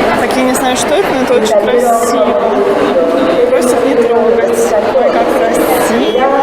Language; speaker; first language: Russian; native; Russian